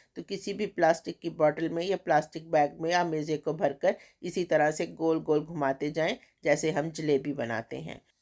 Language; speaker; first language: Urdu; native; Urdu